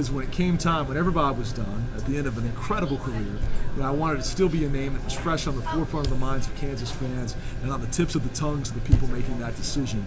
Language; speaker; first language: English; native; English